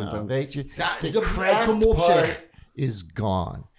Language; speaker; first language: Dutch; non-native, learner; English